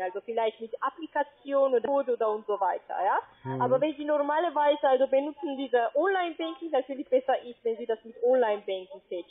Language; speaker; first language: German; non-native, learner; Spanish